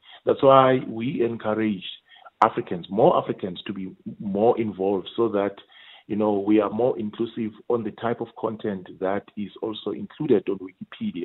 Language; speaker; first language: English; non-native, local second language; Swati